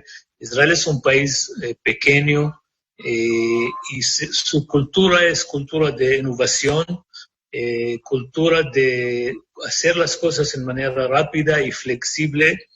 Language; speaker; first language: Spanish; non-native, fluent; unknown